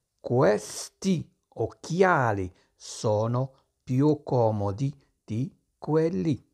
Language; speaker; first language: Italian; non-native, fluent; Arabic